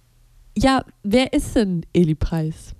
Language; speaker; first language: German; native; German